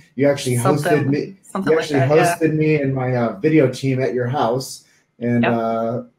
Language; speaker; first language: English; native; English